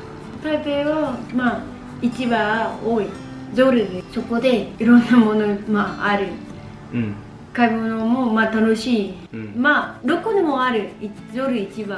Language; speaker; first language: Japanese; non-native, learner; Vietnamese